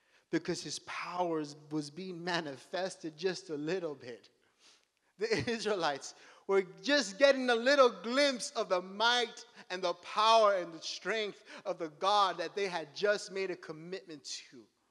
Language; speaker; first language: English; early bilingual, other home language; Spanish